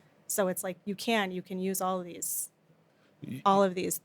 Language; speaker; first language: English; native; English